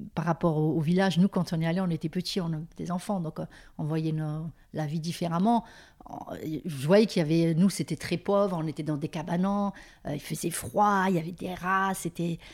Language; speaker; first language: French; native; French